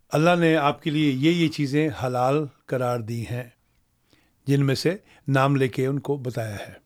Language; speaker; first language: Urdu; native; Urdu